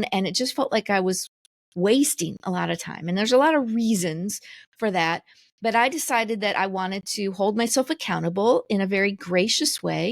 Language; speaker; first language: English; native; English